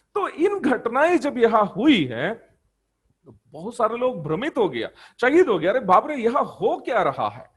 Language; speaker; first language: Hindi; non-native, local second language; Malayalam